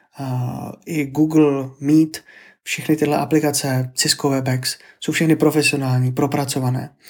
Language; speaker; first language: Czech; native; Czech